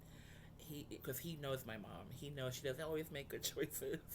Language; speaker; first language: English; native; English